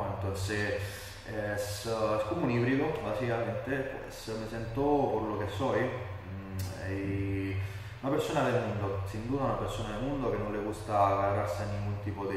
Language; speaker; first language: Spanish; non-native, fluent; Italian